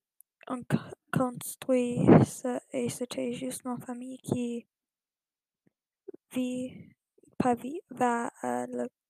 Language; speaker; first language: French; non-native, learner; English